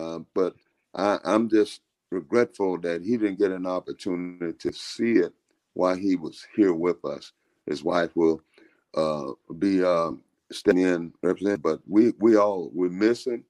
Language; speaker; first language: English; native; English